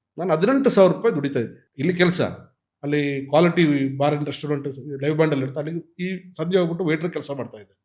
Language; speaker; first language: Kannada; non-native, local second language; Malayalam